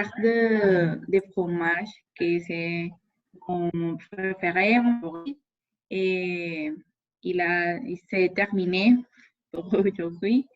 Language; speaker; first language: French; non-native, learner; Spanish